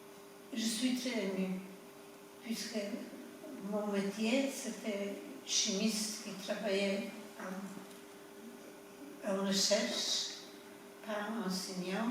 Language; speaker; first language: French; non-native, fluent; Polish